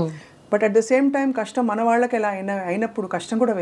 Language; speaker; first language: Telugu; native; Telugu